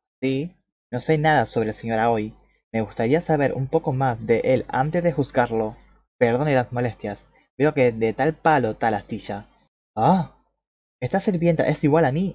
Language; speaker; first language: Spanish; native; Spanish